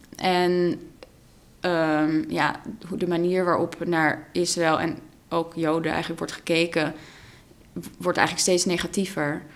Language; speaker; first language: Dutch; non-native, local second language; Russian